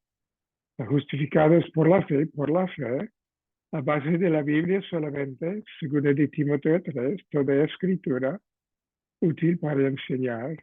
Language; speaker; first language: Spanish; non-native, fluent; English